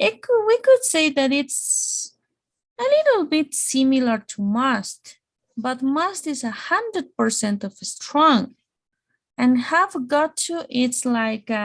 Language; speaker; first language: English; non-native, fluent; Spanish